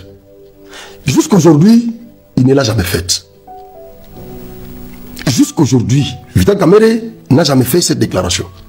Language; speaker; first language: French; non-native, local second language; Lingala